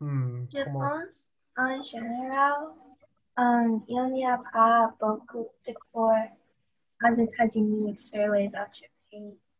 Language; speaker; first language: French; non-native, learner; English